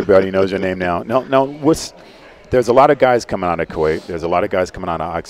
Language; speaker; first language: English; native; English